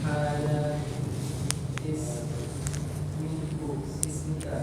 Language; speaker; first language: Arabic; non-native, learner; Indonesian